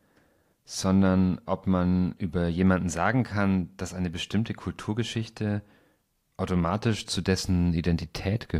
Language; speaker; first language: German; native; German